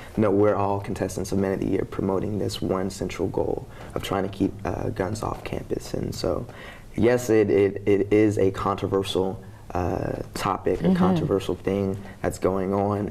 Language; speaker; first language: English; native; English